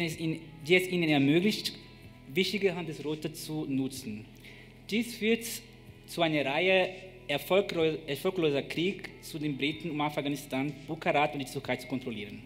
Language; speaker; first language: German; non-native, fluent; Portuguese